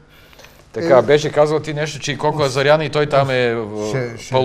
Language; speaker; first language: Bulgarian; native; Bulgarian